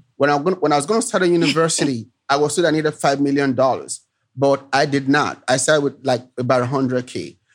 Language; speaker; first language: English; non-native, local second language; Yoruba